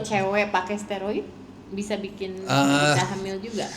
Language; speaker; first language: Indonesian; native; Indonesian